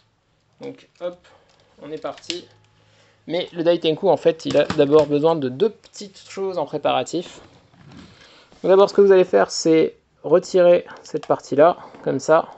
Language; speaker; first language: French; native; French